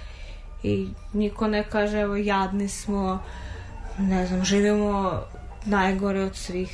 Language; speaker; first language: Serbian; non-native, fluent; Russian